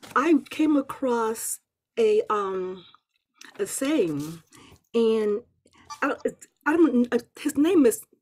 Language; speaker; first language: English; native; English